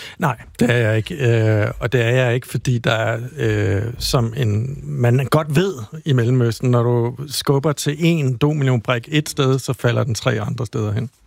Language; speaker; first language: Danish; native; Danish